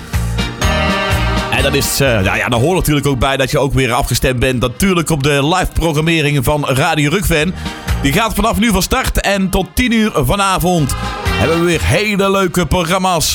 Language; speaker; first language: Dutch; native; Dutch